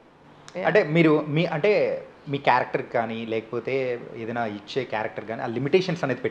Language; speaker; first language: Telugu; native; Telugu